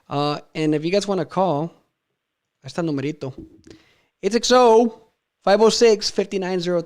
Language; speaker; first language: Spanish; early bilingual, heritage; Spanish